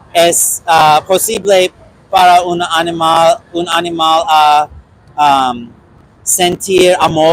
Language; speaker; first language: Spanish; non-native, learner; English